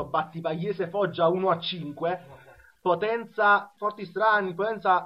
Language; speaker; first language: Italian; native; Italian